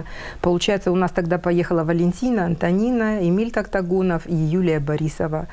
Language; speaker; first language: Russian; native; Russian